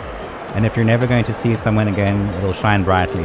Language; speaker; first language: English; native; English